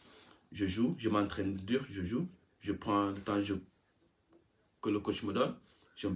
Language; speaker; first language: French; non-native, local second language; Wolof